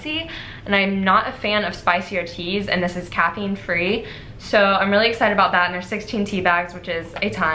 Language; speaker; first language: English; native; English